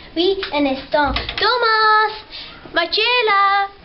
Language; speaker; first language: French; non-native, learner; Dutch